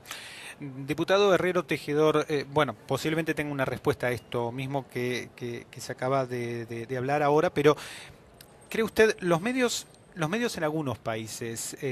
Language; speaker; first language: Spanish; native; Spanish